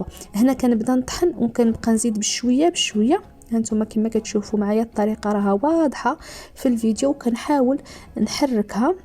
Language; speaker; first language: Arabic; native; Arabic